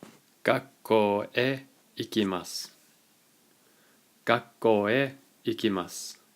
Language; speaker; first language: Japanese; non-native, fluent; English